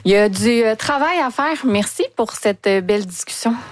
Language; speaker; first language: French; native; French